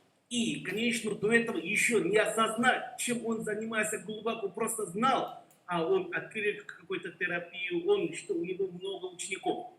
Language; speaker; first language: Russian; non-native, learner; Korean